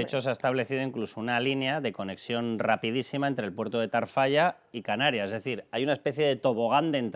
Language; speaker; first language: Spanish; native; Spanish